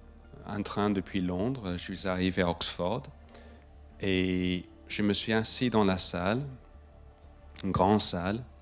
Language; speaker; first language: French; non-native, fluent; English